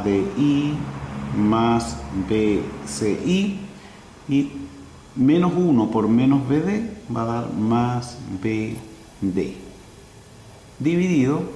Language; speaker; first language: Spanish; native; Spanish